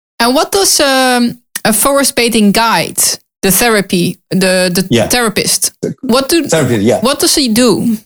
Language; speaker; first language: English; non-native, learner; Dutch